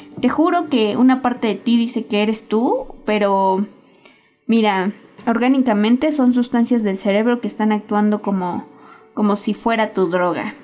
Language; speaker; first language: Spanish; native; Spanish